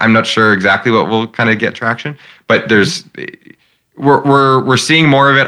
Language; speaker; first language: English; native; English